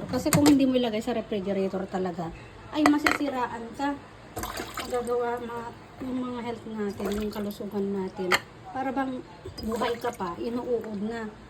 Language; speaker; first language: Filipino; non-native, local second language; Iloko